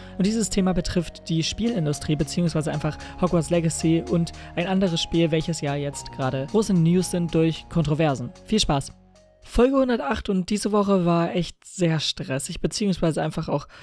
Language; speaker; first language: German; native; German